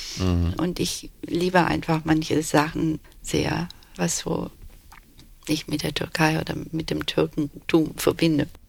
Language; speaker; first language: German; early bilingual, other home language; Turkish